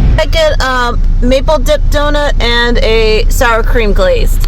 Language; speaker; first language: English; native; English